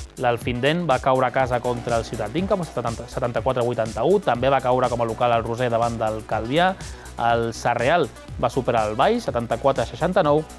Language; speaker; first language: Catalan; native; Catalan